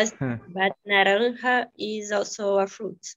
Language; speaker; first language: English; non-native, fluent; Portuguese